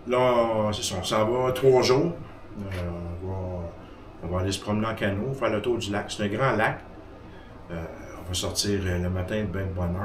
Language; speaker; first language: French; native; French